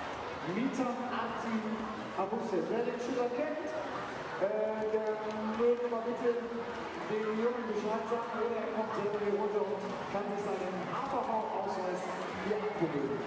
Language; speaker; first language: German; native; German